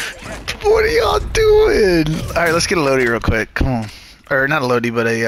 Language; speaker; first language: English; native; English